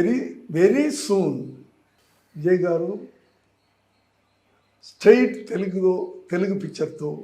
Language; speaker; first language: Telugu; non-native, learner; Tamil